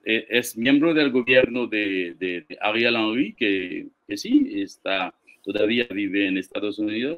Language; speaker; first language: Spanish; non-native, fluent; Haitian Creole